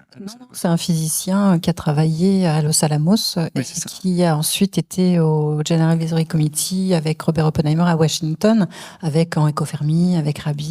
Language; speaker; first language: French; native; French